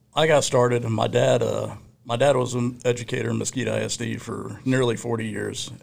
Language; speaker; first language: English; native; English